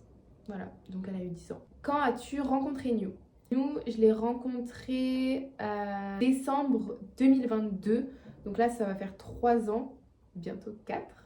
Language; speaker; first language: French; native; French